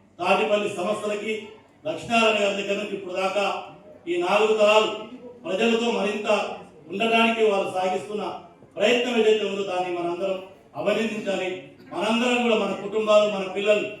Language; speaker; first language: Telugu; native; Telugu